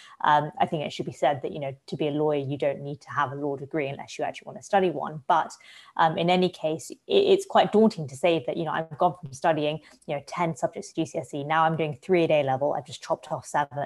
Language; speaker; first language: English; native; English